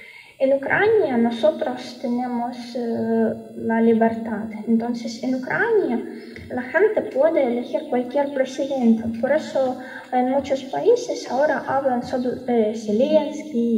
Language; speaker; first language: Spanish; non-native, fluent; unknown